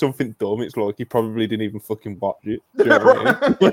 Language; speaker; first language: English; native; English